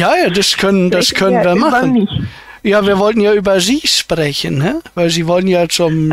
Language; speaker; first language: German; native; German